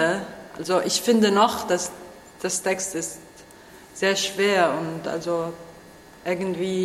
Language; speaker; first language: German; non-native, learner; Arabic